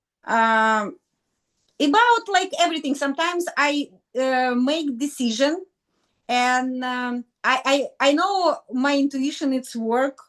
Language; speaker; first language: English; non-native, learner; Russian